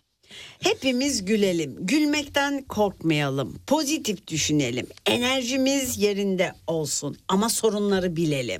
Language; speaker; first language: Turkish; native; Turkish